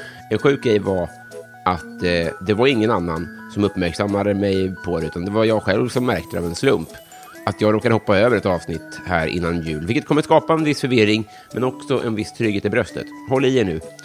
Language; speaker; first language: Swedish; native; Swedish